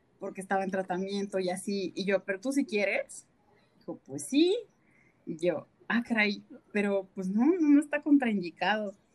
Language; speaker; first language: Spanish; native; Spanish